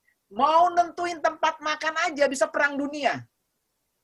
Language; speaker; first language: Indonesian; native; Indonesian